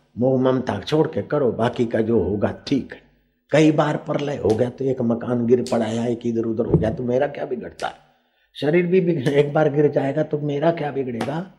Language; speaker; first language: Hindi; non-native, local second language; Sindhi